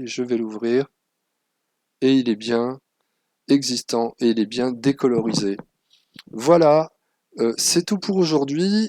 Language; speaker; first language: French; native; French